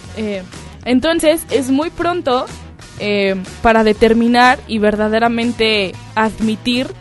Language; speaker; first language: Spanish; native; Spanish